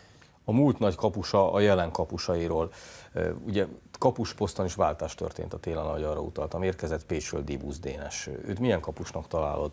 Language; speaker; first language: Hungarian; native; Hungarian